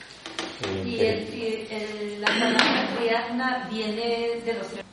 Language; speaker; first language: Spanish; native; Spanish